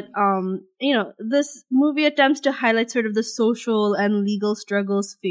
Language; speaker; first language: English; non-native, local second language; Bangla